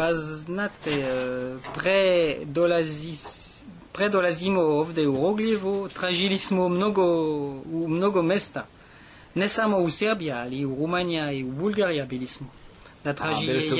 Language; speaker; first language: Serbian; non-native, learner; French